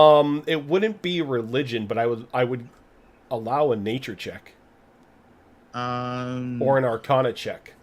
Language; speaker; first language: English; native; English